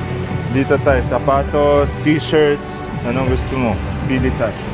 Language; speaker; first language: Filipino; non-native, learner; Arabic